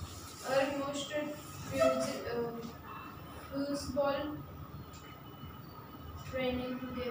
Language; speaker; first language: German; non-native, learner; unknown